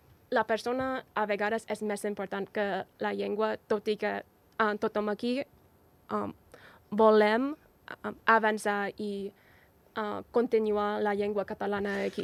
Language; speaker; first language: Catalan; non-native, learner; English